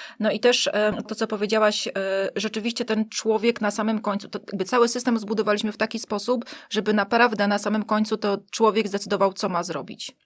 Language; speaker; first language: Polish; native; Polish